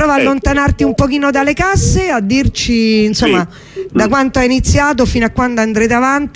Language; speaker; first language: Italian; native; Italian